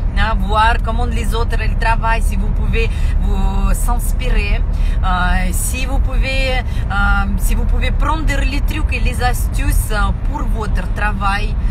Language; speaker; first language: French; non-native, fluent; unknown